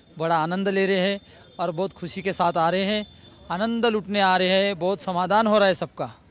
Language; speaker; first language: Hindi; non-native, local second language; Marathi